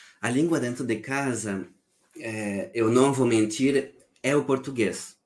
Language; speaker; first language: Portuguese; non-native, fluent; French